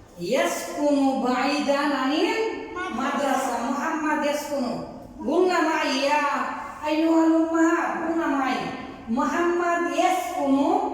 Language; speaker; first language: Arabic; non-native, fluent; Bangla